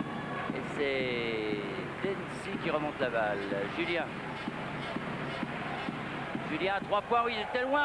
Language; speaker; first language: French; native; French